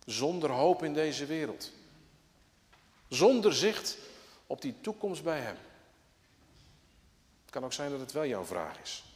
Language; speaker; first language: Dutch; native; Dutch